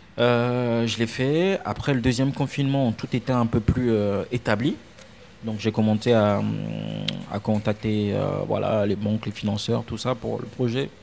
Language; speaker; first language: French; non-native, local second language; Ewe